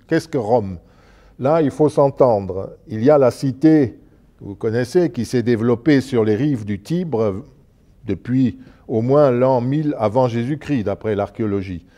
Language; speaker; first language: French; non-native, local second language; Luxembourgish